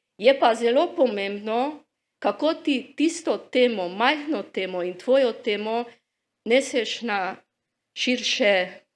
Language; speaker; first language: Slovenian; non-native, local second language; Hungarian